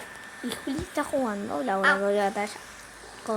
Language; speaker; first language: Spanish; native; Spanish